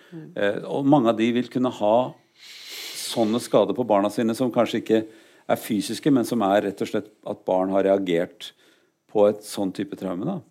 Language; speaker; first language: Norwegian; native; Norwegian